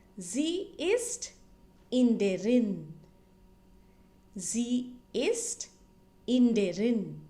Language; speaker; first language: German; non-native, fluent; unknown